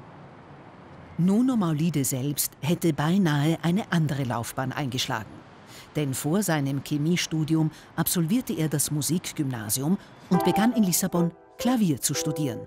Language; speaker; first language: German; native; German